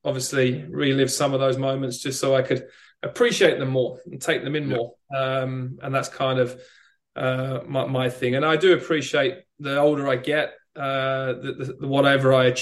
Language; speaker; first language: English; native; English